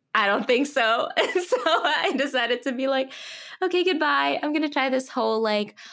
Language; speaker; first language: English; early bilingual, other home language; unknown